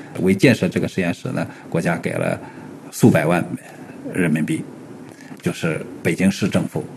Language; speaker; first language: Chinese; native; Chinese